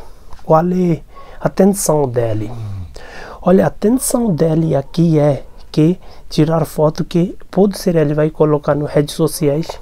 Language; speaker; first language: Portuguese; non-native, learner; Hindi